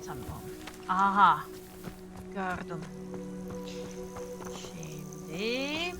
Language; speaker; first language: Turkish; non-native, learner; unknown